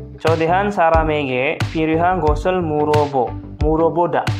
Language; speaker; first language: Korean; non-native, fluent; Indonesian